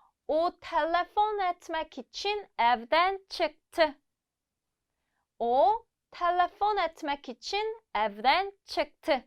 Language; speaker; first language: Turkish; non-native, fluent; Korean